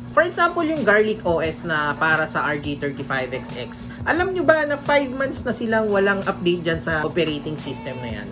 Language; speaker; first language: Filipino; native; Filipino